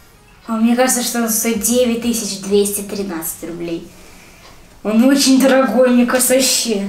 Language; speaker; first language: Russian; native; Russian